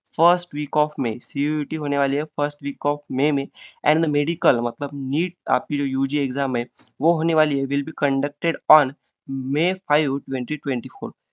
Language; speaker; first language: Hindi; non-native, local second language; Marathi